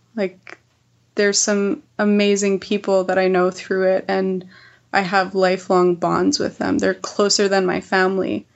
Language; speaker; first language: English; native; English